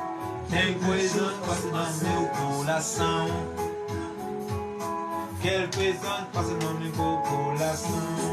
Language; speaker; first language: Portuguese; non-native, learner; Haitian Creole